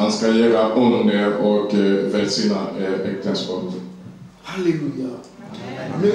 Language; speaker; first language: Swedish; non-native, learner; Lingala